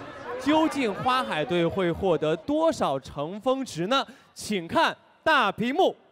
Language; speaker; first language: Chinese; native; Chinese